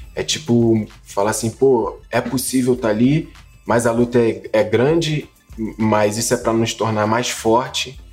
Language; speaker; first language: Portuguese; native; Portuguese